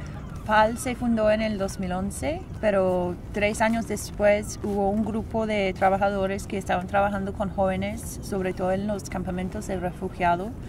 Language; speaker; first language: Spanish; non-native, fluent; English